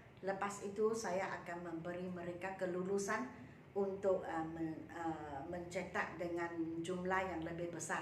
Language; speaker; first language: Malay; non-native, local second language; Chinese